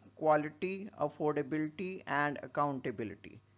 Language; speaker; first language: English; non-native, local second language; Punjabi